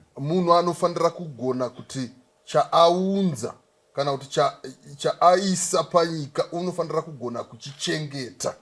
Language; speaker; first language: Shona; native; Shona